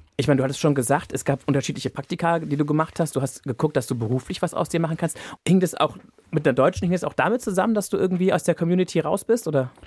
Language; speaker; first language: German; native; German